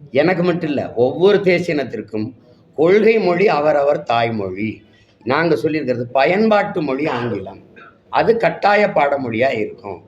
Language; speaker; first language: Tamil; native; Tamil